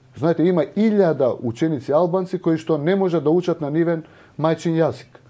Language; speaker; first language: Macedonian; non-native, local second language; Albanian